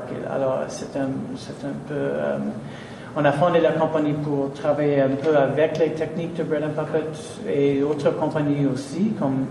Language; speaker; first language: French; non-native, fluent; English